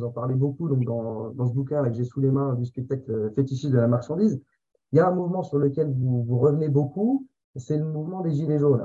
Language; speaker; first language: French; native; French